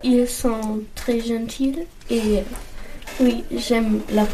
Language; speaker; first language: French; non-native, learner; German